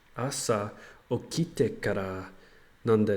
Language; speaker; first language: Japanese; non-native, learner; English